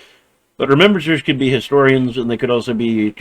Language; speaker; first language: English; native; English